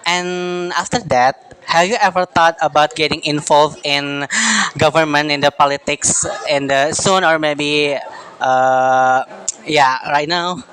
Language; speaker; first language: English; non-native, learner; Indonesian